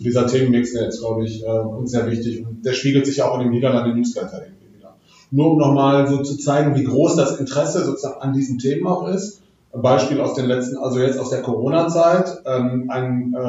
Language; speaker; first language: German; native; German